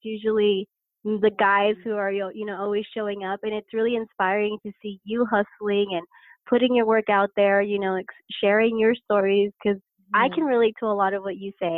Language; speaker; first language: English; native; English